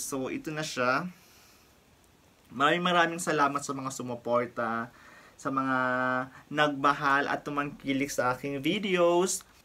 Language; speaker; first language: Filipino; native; Filipino